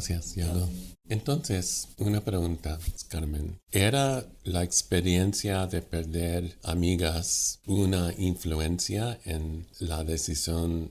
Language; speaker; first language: Spanish; non-native, fluent; English